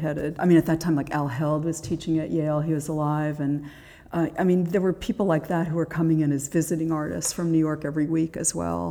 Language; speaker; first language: English; native; English